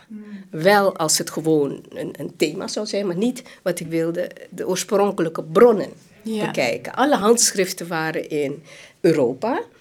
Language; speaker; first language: Dutch; non-native, local second language; Hakka Chinese